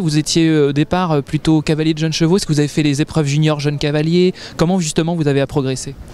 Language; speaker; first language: French; native; French